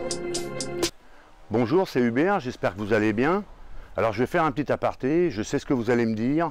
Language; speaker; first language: French; native; French